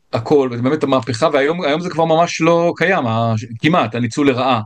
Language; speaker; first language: Hebrew; native; Hebrew